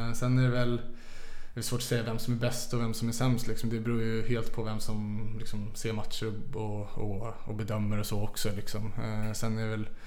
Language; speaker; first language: Swedish; native; Swedish